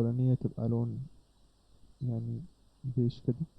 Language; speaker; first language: Arabic; native; Arabic